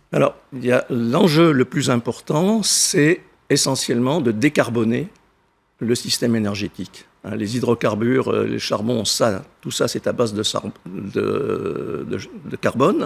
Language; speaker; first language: French; native; French